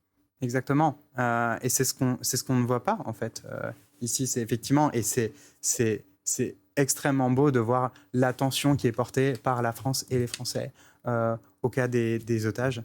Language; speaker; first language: French; native; French